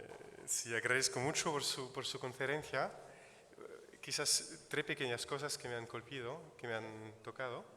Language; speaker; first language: Spanish; non-native, fluent; Italian